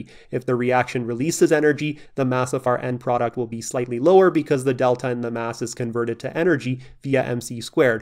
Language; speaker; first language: English; native; English